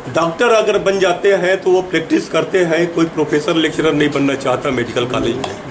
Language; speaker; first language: Hindi; native; Hindi